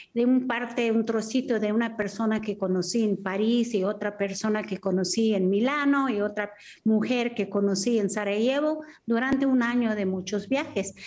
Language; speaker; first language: Spanish; early bilingual, heritage; Spanish